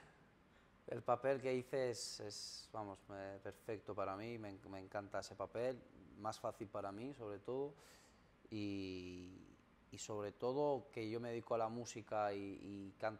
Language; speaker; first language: Spanish; early bilingual, other home language; Arabic